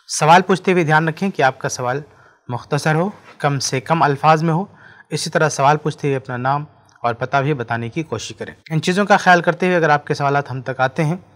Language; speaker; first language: Hindi; native; Hindi